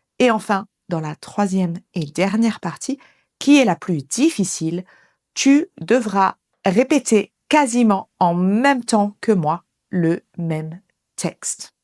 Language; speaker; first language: French; native; French